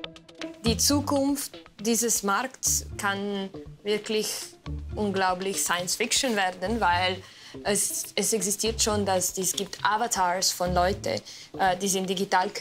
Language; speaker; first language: German; non-native, learner; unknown